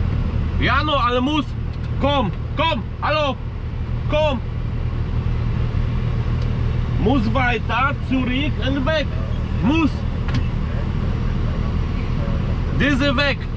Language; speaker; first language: German; non-native, learner; Polish